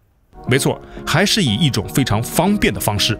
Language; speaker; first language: Chinese; native; Chinese